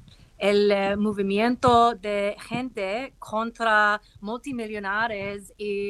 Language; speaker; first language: Spanish; non-native, learner; English